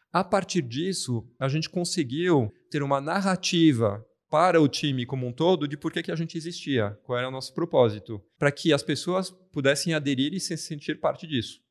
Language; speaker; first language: Portuguese; non-native, fluent; French